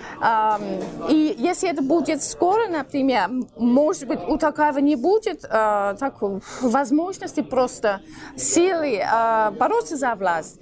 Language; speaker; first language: Russian; non-native, fluent; English